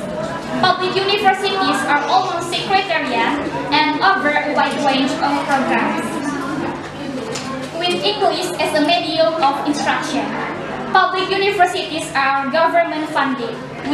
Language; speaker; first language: English; non-native, learner; Indonesian